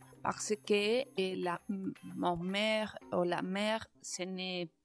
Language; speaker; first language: French; non-native, learner; Spanish